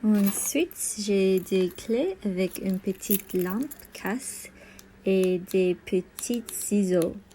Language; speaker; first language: French; non-native, learner; English